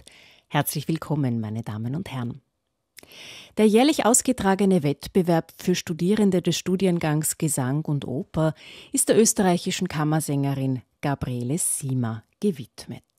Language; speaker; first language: German; native; German